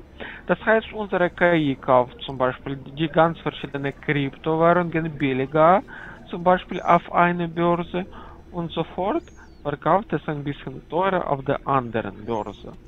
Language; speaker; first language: German; non-native, fluent; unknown